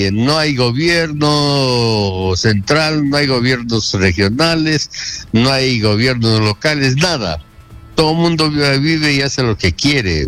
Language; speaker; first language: Spanish; native; Spanish